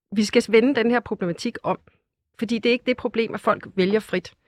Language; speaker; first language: Danish; native; Danish